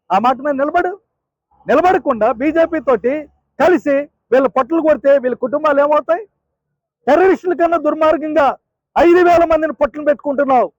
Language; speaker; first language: Telugu; native; Telugu